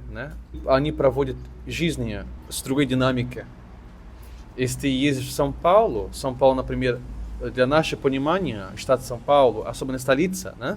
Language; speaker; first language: Russian; non-native, fluent; Portuguese